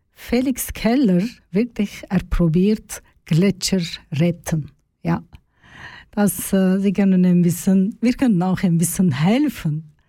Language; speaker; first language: German; non-native, learner; Turkish